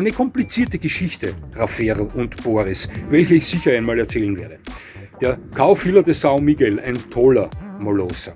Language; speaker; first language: German; native; German